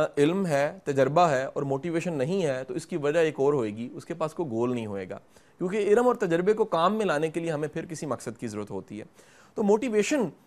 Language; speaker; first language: Urdu; non-native, local second language; Punjabi